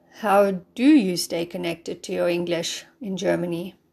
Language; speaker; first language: English; native; English